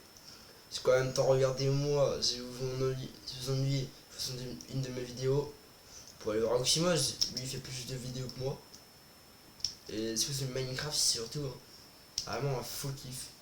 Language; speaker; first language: French; native; French